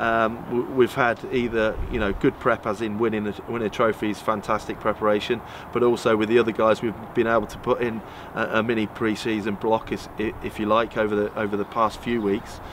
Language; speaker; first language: English; native; English